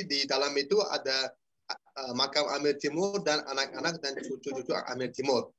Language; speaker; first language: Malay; non-native, fluent; Uzbek